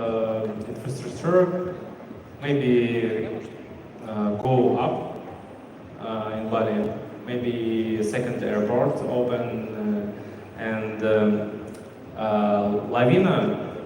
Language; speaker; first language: English; non-native, learner; Russian